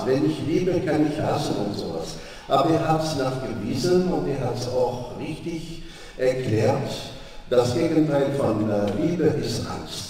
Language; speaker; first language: German; non-native, fluent; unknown